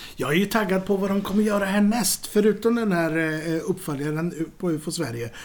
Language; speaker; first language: Swedish; native; Swedish